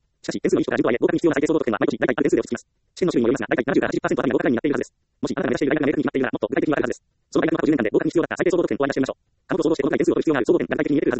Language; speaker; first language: Japanese; native; Japanese